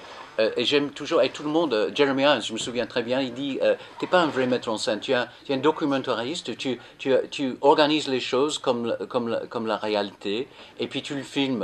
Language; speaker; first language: French; non-native, fluent; English